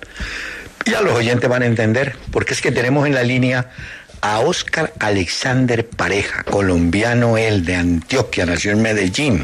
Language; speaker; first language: Spanish; native; Spanish